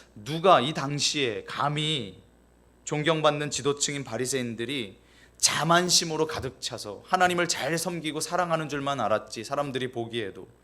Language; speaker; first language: Korean; native; Korean